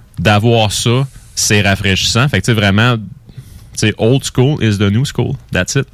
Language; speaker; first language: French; native; French